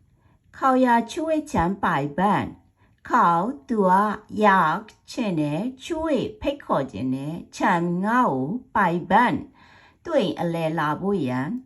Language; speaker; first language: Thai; non-native, fluent; Burmese